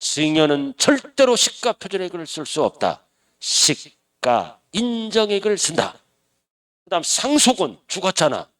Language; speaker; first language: Korean; native; Korean